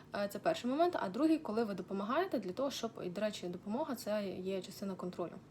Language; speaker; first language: Ukrainian; non-native, local second language; Russian